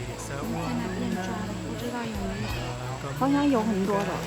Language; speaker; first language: Chinese; non-native, learner; Vietnamese